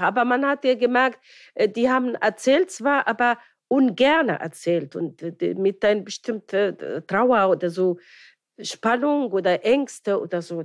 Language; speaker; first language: German; non-native, fluent; Arabic